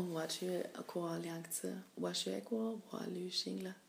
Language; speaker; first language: Chinese; non-native, learner; German